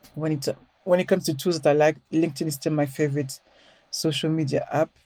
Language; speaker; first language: English; non-native, fluent; French